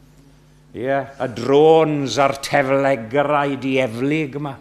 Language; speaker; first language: Welsh; native; Welsh